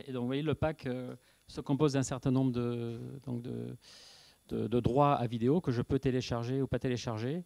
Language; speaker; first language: French; native; French